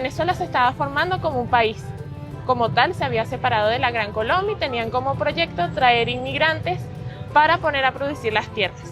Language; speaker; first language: Spanish; native; Spanish